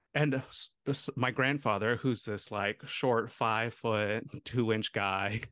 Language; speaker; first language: English; early bilingual, other home language; Tamil